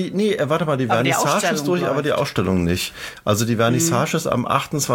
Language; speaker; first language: German; native; German